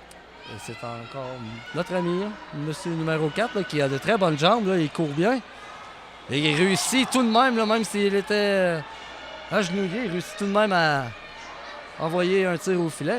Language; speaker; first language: French; native; French